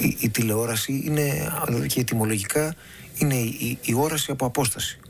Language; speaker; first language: Greek; native; Greek